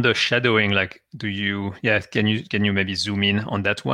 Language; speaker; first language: English; non-native, fluent; French